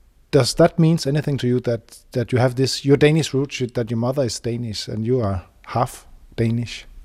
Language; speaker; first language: English; non-native, fluent; Danish